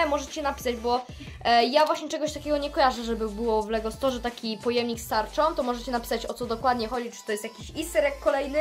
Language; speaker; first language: Polish; native; Polish